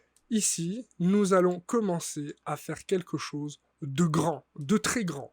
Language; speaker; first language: French; native; French